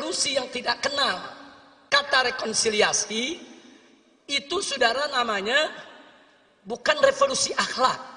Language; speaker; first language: Indonesian; native; Indonesian